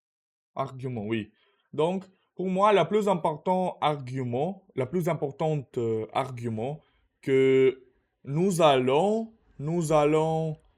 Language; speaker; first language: French; non-native, learner; Russian